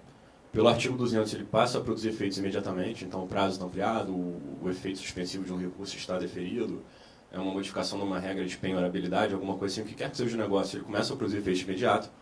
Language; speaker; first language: Portuguese; native; Portuguese